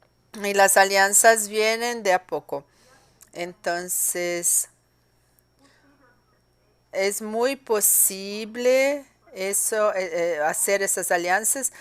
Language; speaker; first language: Spanish; non-native, fluent; Portuguese